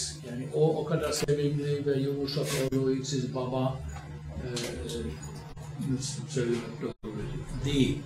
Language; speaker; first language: Turkish; non-native, fluent; Finnish